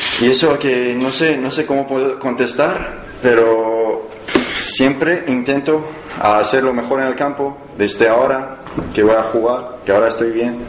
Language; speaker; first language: Spanish; non-native, learner; Persian